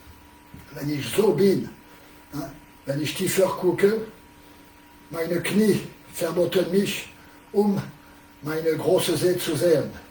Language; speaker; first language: German; non-native, learner; French